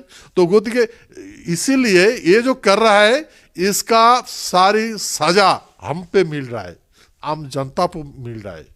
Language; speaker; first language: Hindi; non-native, local second language; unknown